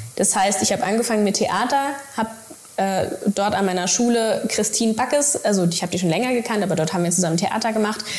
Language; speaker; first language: German; native; German